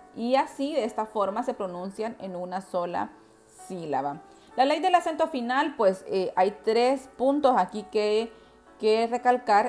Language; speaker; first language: Spanish; native; Spanish